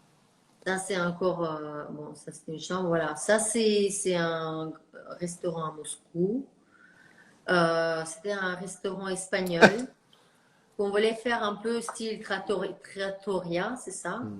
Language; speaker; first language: French; non-native, fluent; Russian